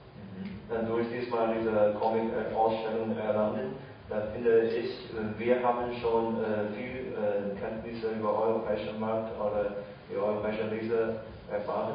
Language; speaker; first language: German; non-native, fluent; Chinese